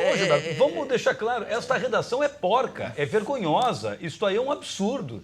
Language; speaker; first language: Portuguese; native; Portuguese